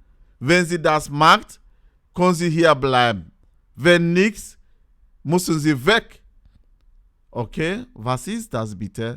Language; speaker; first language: German; non-native, learner; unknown